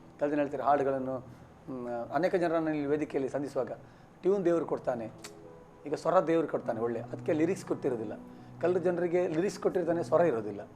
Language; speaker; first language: Kannada; native; Kannada